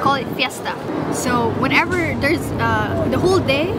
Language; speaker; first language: English; non-native, local second language; Hiligaynon